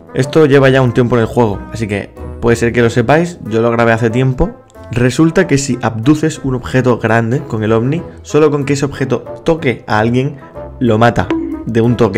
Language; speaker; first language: Spanish; native; Spanish